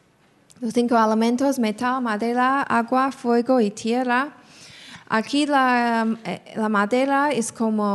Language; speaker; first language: Spanish; non-native, fluent; Chinese